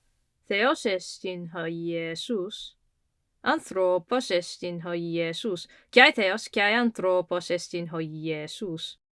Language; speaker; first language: Greek; non-native, fluent; English